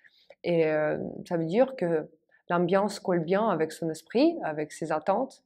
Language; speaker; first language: French; non-native, fluent; Russian